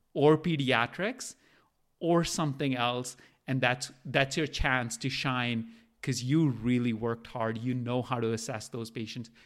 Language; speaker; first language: English; non-native, local second language; Punjabi